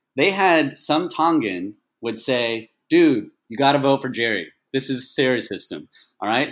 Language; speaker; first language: English; early bilingual, other home language; Chinese